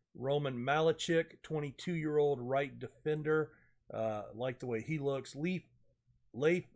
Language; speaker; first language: English; native; English